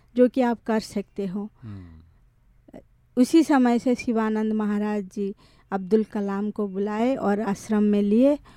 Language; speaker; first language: Hindi; non-native, local second language; Odia